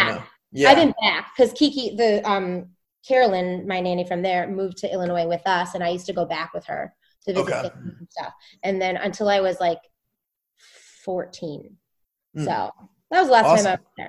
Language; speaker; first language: English; native; English